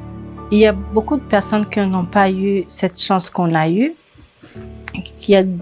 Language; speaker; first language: French; non-native, local second language; Rundi